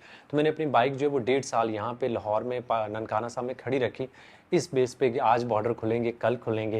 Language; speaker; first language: Urdu; native; Urdu